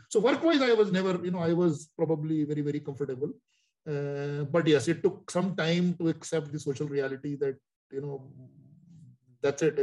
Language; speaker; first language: English; non-native, local second language; Hindi